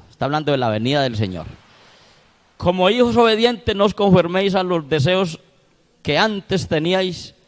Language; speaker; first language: Spanish; native; Spanish